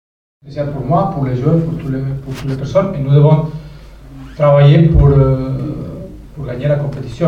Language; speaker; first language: French; non-native, fluent; Spanish